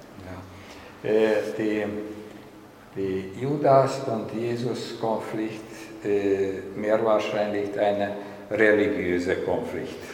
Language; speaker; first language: German; non-native, learner; Hungarian